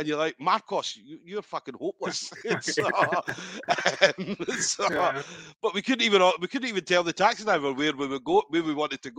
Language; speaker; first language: English; native; English